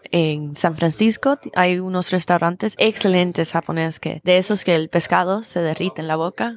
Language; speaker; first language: Spanish; native; Spanish